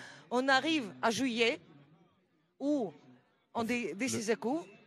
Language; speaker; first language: French; non-native, fluent; Greek